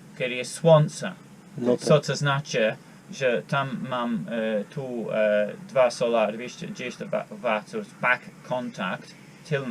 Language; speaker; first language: Polish; non-native, learner; English